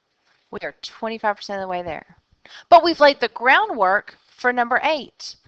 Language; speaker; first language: English; native; English